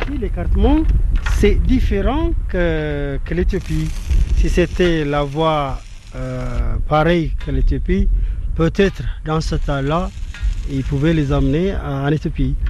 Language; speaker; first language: French; non-native, fluent; Tigrinya